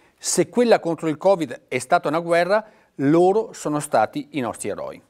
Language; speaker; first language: Italian; native; Italian